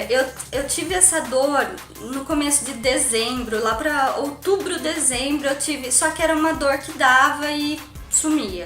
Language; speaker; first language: Portuguese; native; Portuguese